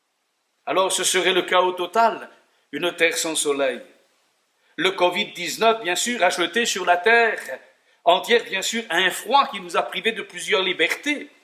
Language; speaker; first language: French; native; French